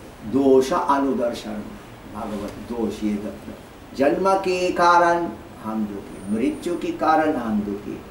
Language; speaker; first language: Hindi; non-native, learner; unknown